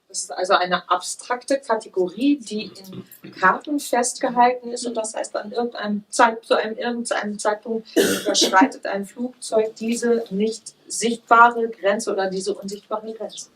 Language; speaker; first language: German; native; German